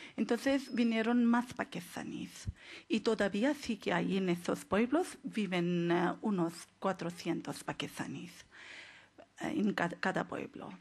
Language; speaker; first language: Spanish; non-native, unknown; Urdu